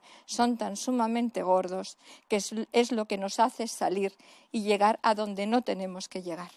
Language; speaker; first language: Spanish; native; Spanish